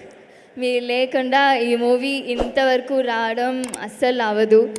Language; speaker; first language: Telugu; non-native, local second language; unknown